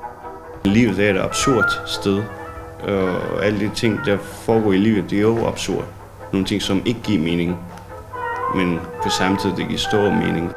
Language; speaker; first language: Danish; non-native, learner; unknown